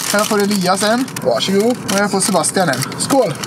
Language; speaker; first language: Swedish; native; Swedish